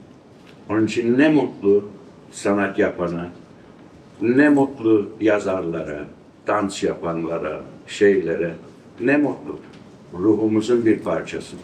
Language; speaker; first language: Turkish; early bilingual, heritage; Turkish